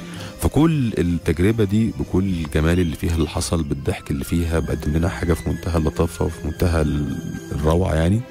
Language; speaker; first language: Arabic; native; Arabic